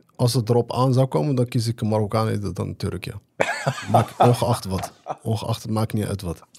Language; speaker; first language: Dutch; early bilingual, other home language; Arabic